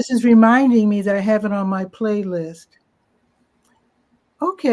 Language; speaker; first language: English; native; English